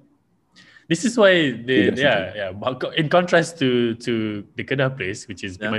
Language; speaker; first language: English; non-native, local second language; Malay